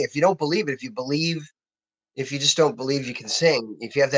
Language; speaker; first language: English; native; English